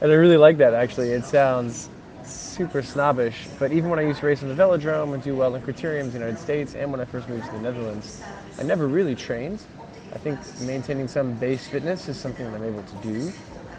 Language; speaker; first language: English; native; English